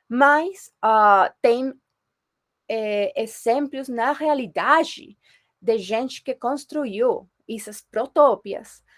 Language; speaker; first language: Portuguese; non-native, fluent; Spanish